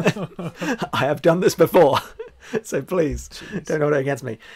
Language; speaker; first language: English; native; English